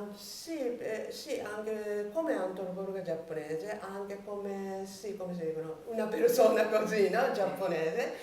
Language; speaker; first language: Italian; non-native, learner; Japanese